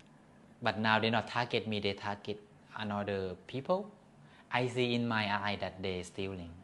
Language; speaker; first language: English; non-native, learner; Thai